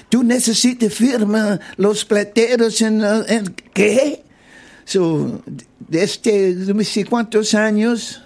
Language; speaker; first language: Spanish; non-native, learner; English